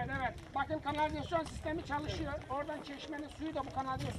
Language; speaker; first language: Turkish; native; Turkish